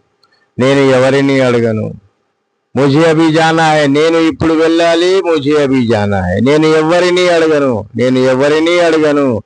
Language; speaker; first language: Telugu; non-native, fluent; Hindi